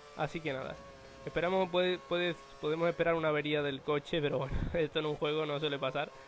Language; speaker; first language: Spanish; native; Spanish